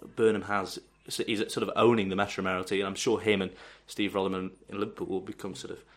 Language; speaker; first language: English; native; English